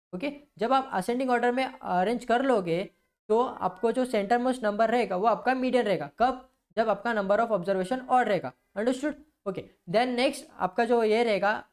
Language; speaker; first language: Hindi; non-native, local second language; Marathi